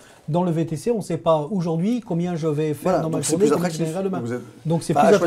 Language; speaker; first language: French; native; French